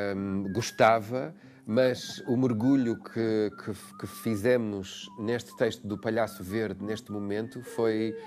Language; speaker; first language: Portuguese; non-native, fluent; English